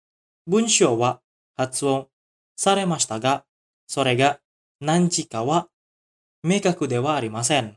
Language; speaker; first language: Japanese; non-native, fluent; Indonesian